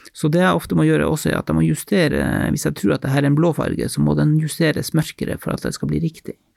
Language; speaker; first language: Norwegian; native; Norwegian